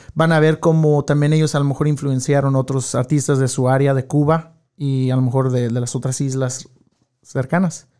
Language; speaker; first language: Spanish; native; Spanish